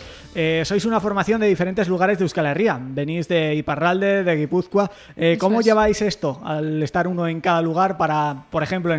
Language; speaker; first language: Spanish; native; Spanish